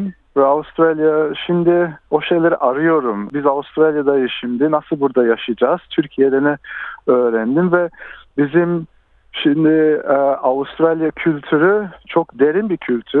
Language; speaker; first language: Turkish; early bilingual, heritage; Turkish